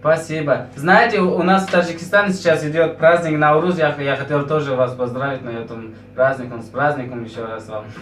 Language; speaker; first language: Russian; non-native, local second language; Tajik